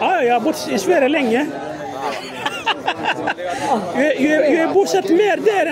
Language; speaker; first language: Swedish; non-native, fluent; Swahili